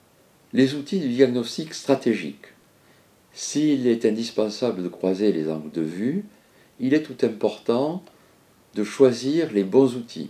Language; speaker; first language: French; native; French